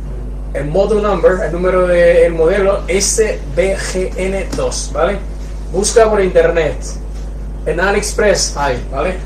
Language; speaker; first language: Spanish; non-native, fluent; Chinese